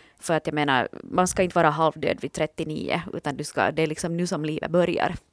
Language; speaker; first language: Swedish; native; Swedish